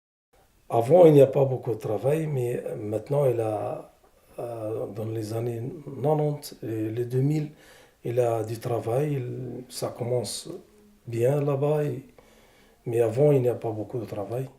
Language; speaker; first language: French; non-native, learner; Arabic